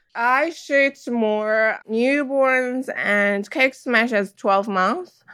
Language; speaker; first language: English; non-native, fluent; Chinese